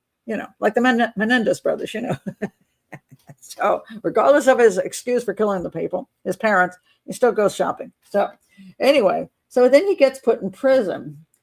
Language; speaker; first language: English; native; English